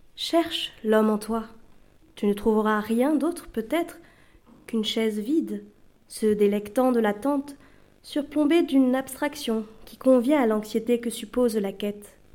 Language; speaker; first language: French; non-native, local second language; Arabic